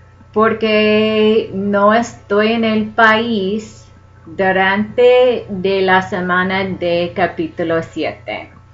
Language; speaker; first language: Spanish; non-native, fluent; English